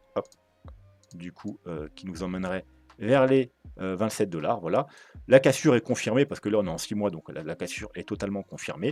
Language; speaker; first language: French; native; French